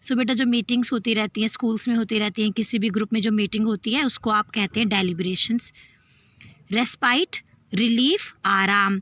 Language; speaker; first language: Hindi; native; Hindi